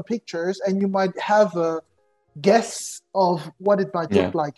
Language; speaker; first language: English; non-native, local second language; French